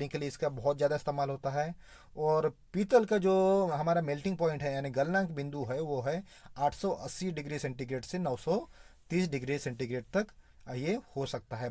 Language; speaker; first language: Hindi; non-native, local second language; Marathi